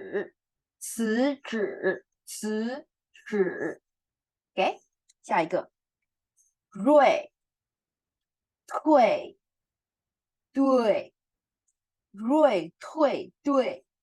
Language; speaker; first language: Chinese; non-native, fluent; Indonesian